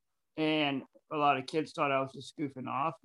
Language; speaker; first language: English; early bilingual, other home language; Spanish